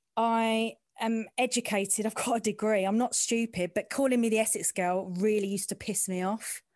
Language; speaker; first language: English; native; English